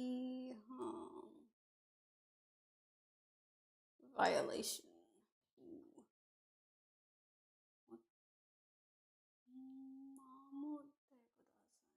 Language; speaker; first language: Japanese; non-native, learner; English